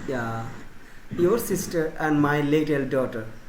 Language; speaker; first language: English; non-native, fluent; Bangla